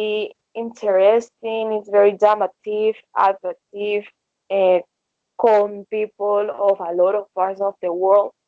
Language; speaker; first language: English; non-native, learner; Spanish